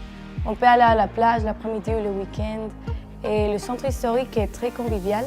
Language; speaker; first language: French; non-native, fluent; Spanish